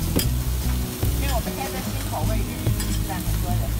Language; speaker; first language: Chinese; native; Chinese